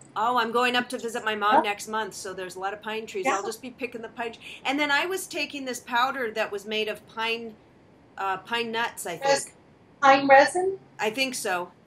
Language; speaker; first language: English; native; English